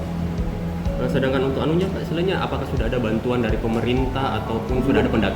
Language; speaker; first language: Indonesian; native; Indonesian